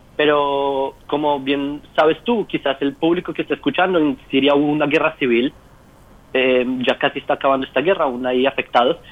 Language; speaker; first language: Spanish; native; Spanish